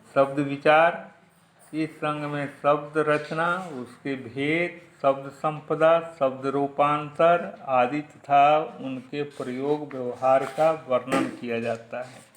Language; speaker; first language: Hindi; native; Hindi